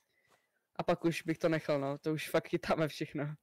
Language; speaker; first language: Czech; native; Czech